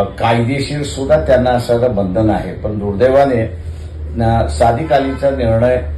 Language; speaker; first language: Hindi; non-native, local second language; Marathi